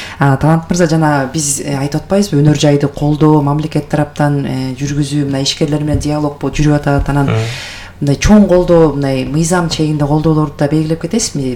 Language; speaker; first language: Kyrgyz; native; Kyrgyz